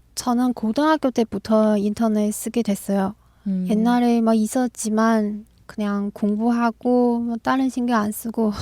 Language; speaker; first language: Korean; non-native, fluent; Chinese